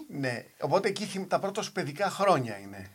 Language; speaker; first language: Greek; native; Greek